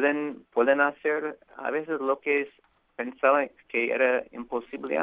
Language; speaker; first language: Spanish; non-native, fluent; English